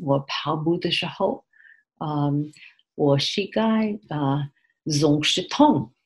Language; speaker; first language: Chinese; non-native, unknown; English